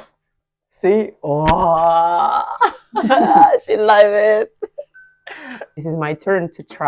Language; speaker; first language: English; non-native, learner; Indonesian